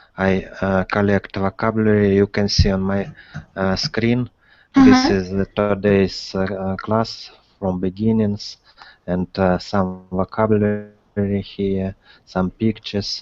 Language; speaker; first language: English; non-native, learner; Russian